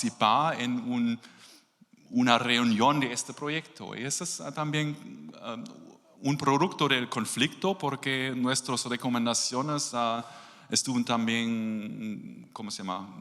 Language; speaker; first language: Spanish; non-native, learner; German